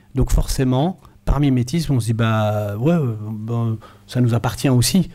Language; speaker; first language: French; early bilingual, other home language; Arabic